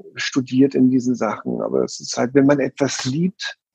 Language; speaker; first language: German; native; German